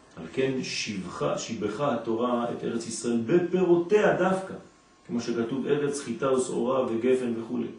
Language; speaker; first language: Hebrew; non-native, fluent; French